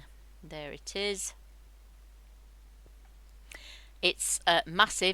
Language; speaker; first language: English; native; English